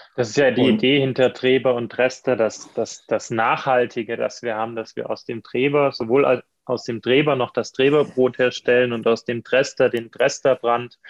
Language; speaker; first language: German; native; German